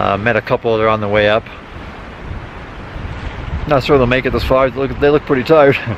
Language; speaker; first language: English; native; English